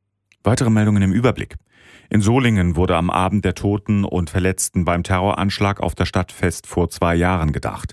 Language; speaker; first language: German; native; German